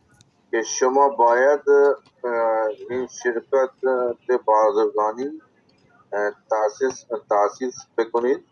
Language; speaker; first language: Persian; non-native, learner; Urdu